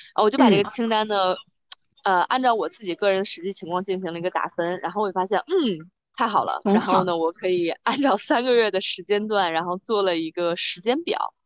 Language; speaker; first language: Chinese; native; Chinese